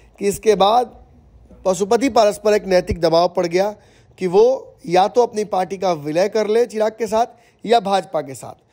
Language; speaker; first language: Hindi; native; Hindi